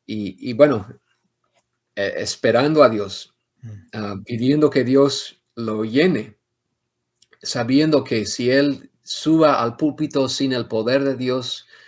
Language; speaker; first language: Spanish; non-native, fluent; English